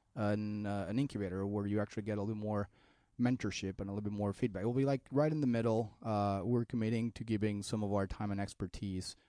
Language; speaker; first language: English; non-native, fluent; Spanish